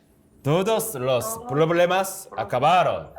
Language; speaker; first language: Spanish; non-native, learner; Korean